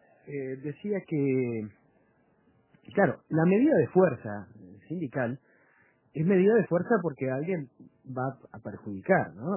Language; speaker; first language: Spanish; native; Spanish